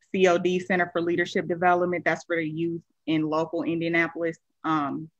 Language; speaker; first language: English; native; English